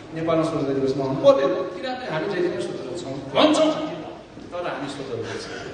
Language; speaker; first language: Nepali; non-native, local second language; Newari